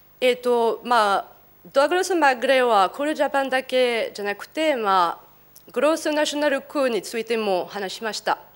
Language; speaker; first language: Japanese; non-native, fluent; French